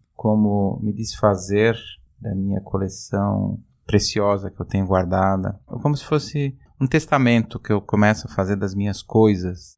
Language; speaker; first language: Portuguese; native; Portuguese